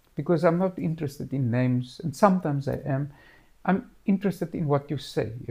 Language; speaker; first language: English; non-native, local second language; Afrikaans